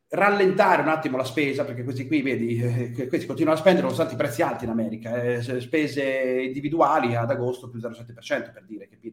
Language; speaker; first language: Italian; native; Italian